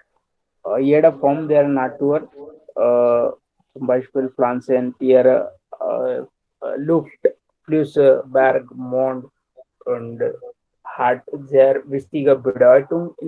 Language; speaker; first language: German; non-native, learner; Hindi